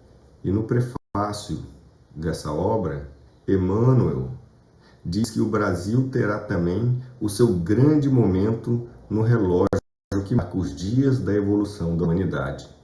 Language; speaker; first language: Portuguese; native; Portuguese